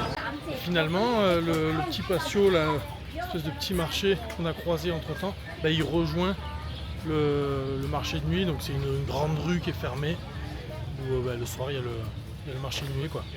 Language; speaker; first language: French; native; French